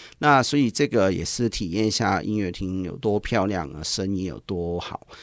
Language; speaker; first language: Chinese; non-native, local second language; Cantonese